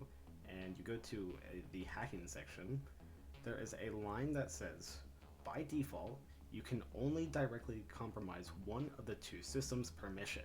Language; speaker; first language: English; native; English